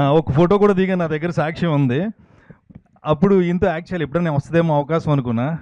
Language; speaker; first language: Telugu; native; Telugu